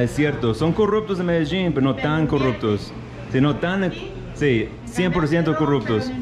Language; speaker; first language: Spanish; non-native, learner; English